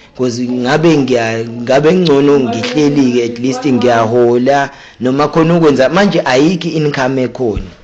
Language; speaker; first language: Zulu; native; Zulu